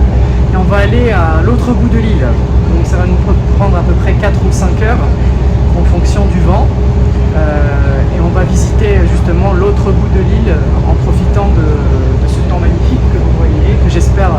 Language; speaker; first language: French; native; French